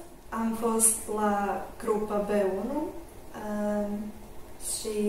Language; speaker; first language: Romanian; non-native, learner; Croatian